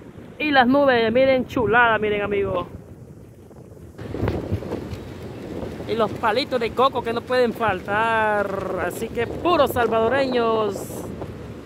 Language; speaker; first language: Spanish; native; Spanish